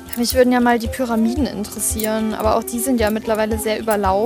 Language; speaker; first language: German; native; German